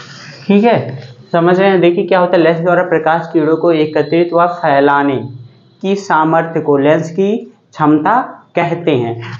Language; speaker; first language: Hindi; native; Hindi